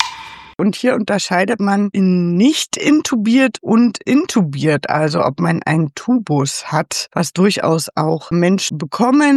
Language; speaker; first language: German; native; German